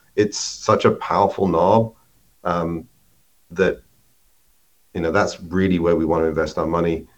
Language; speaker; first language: English; native; English